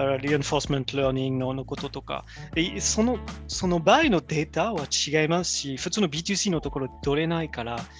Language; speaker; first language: Japanese; non-native, fluent; French